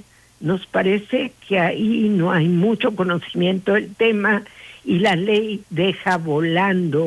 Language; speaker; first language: Spanish; native; Spanish